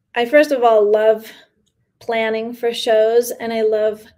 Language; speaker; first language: English; early bilingual, other home language; Spanish